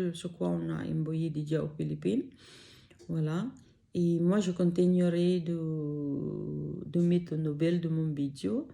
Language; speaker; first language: French; non-native, learner; Filipino